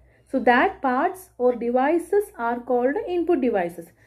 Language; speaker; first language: English; non-native, local second language; Malayalam